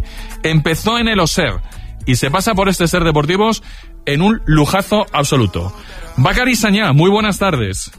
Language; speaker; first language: Spanish; native; Spanish